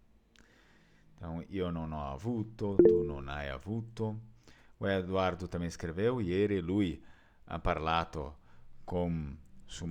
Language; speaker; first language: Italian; non-native, fluent; Portuguese